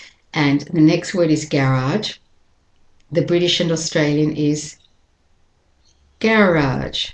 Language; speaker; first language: English; native; English